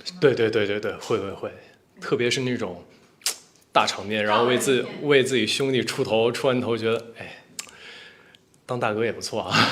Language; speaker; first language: Chinese; native; Chinese